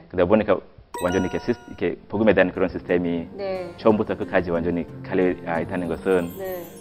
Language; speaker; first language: Korean; non-native, fluent; Swahili